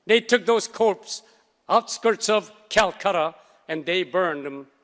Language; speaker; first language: English; non-native, fluent; Korean